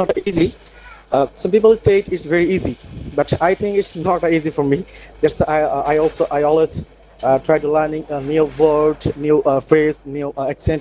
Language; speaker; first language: English; non-native, learner; Bangla